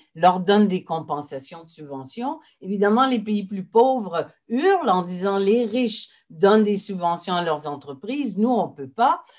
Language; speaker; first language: French; native; French